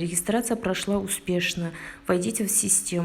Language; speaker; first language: Russian; non-native, local second language; Kazakh